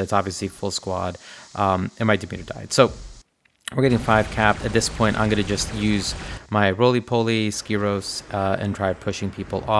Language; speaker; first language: English; native; English